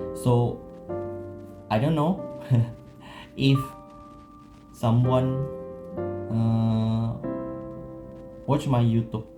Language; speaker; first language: English; non-native, learner; Indonesian